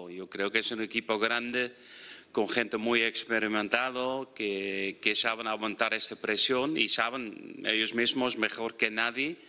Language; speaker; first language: Spanish; non-native, fluent; Dutch